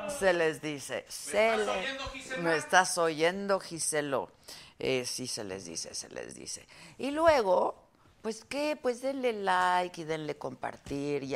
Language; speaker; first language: Spanish; native; Spanish